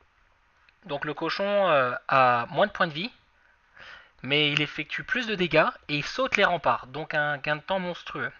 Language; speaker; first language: French; native; French